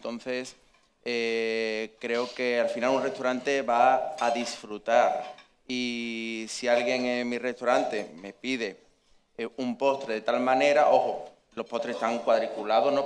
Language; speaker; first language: Spanish; native; Spanish